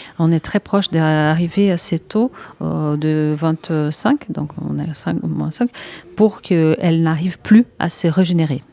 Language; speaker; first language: French; non-native, fluent; Portuguese